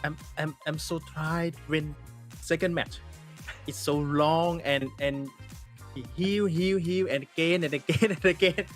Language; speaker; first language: English; non-native, learner; Thai